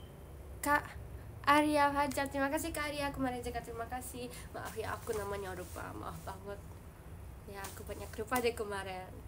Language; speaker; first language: Indonesian; non-native, learner; Japanese